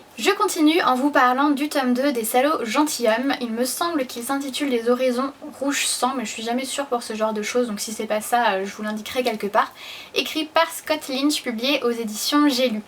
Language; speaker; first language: French; native; French